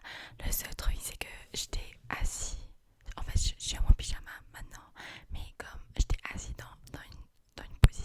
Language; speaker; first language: French; early bilingual, heritage; English